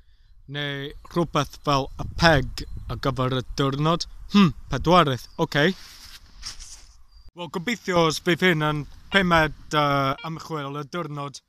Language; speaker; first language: Welsh; non-native, local second language; English